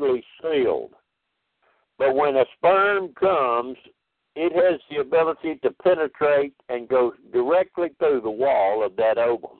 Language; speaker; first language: English; native; English